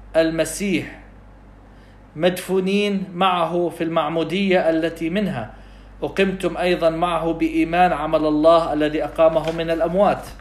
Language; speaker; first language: Arabic; non-native, fluent; English